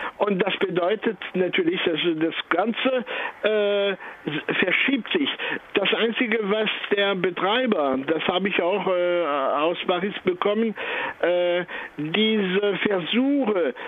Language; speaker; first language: German; non-native, fluent; French